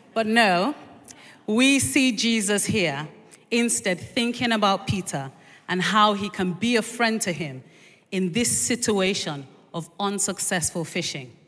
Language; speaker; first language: English; native; English